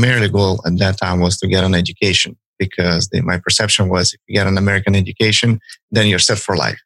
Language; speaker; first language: English; non-native, fluent; Ukrainian